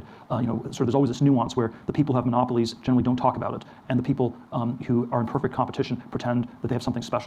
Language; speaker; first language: English; native; English